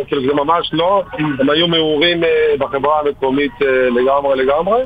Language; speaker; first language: Hebrew; early bilingual, other home language; Georgian